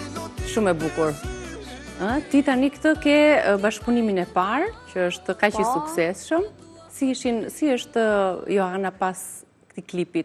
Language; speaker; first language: Albanian; native; Albanian